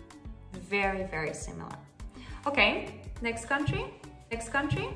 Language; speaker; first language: English; non-native, fluent; Russian